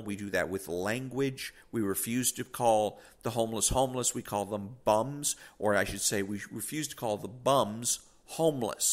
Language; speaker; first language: English; native; English